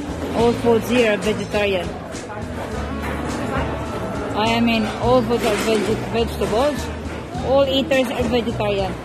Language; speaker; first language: English; non-native, local second language; Filipino